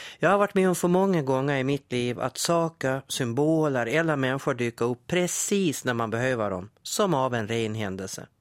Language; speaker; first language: Swedish; native; Swedish